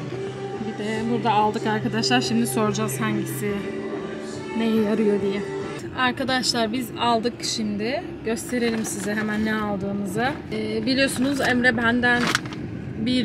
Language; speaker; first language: Turkish; native; Turkish